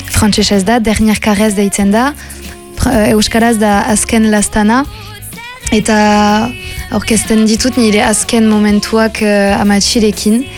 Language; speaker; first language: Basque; non-native, local second language; French